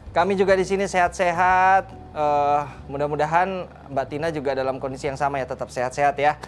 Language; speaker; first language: Indonesian; native; Indonesian